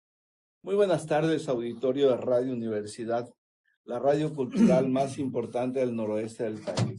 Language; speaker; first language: Spanish; native; Spanish